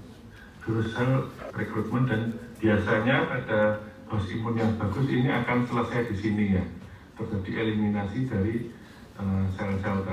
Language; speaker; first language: Indonesian; native; Indonesian